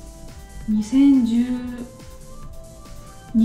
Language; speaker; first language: Japanese; non-native, fluent; Russian